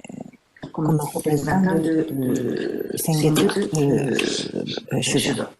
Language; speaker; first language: French; non-native, fluent; Japanese